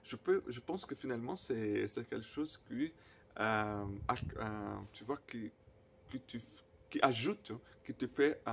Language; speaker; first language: French; non-native, fluent; Portuguese